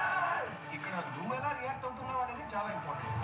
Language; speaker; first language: Telugu; native; Telugu